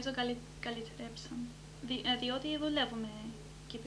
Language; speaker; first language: Greek; early bilingual, heritage; Greek